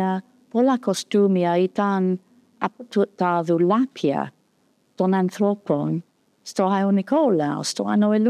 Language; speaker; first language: Greek; non-native, fluent; English